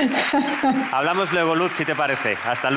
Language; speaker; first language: Spanish; native; Spanish